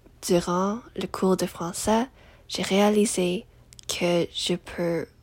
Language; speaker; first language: French; non-native, learner; English